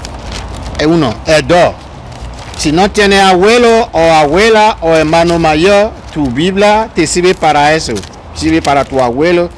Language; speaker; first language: Spanish; non-native, learner; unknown